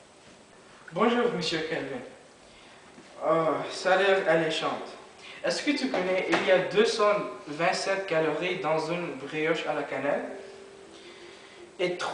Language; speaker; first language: French; non-native, learner; English